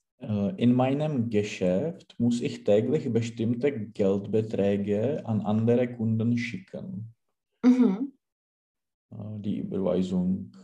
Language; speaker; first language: German; non-native, learner; Czech